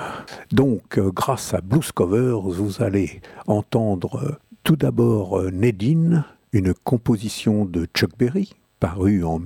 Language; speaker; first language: French; native; French